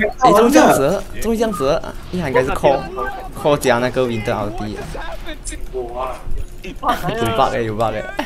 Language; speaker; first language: Chinese; native; Chinese